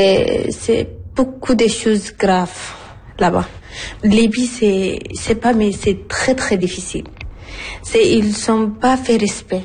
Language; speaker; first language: French; non-native, learner; Arabic